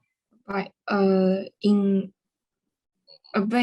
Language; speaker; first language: English; non-native, learner; Chinese